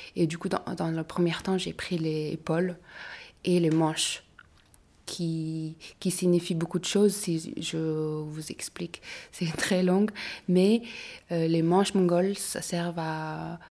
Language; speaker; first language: French; non-native, learner; Mongolian